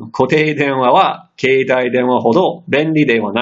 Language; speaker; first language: Japanese; non-native, fluent; English